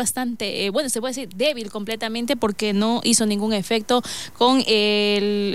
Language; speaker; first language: Spanish; native; Spanish